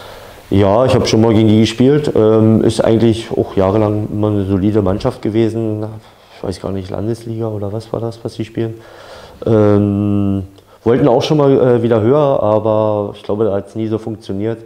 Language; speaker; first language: German; native; German